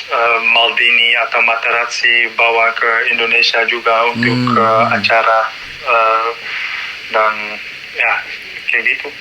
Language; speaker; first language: Indonesian; non-native, learner; Dutch